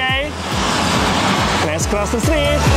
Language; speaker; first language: English; non-native, fluent; Indonesian